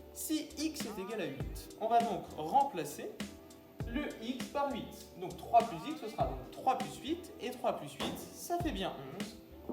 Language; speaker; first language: French; native; French